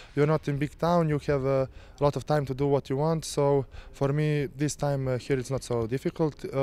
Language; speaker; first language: English; non-native, fluent; Serbian